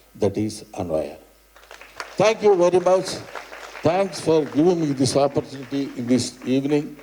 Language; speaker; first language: English; non-native, local second language; Telugu